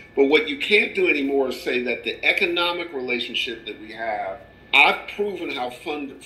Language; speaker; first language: English; native; English